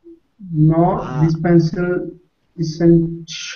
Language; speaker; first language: English; non-native, learner; Spanish